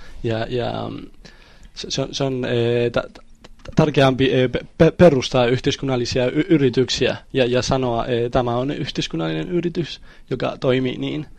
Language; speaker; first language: Finnish; non-native, fluent; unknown